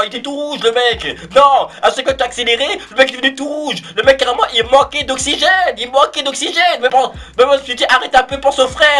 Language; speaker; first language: French; native; French